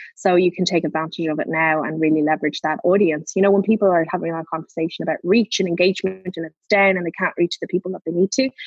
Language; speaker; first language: English; native; English